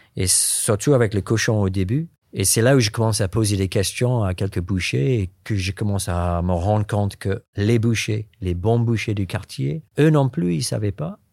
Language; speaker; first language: French; non-native, fluent; English